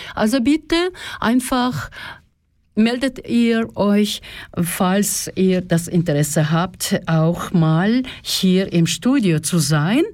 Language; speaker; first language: German; non-native, fluent; Russian